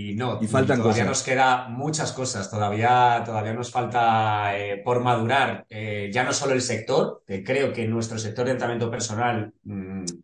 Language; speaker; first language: Spanish; native; Spanish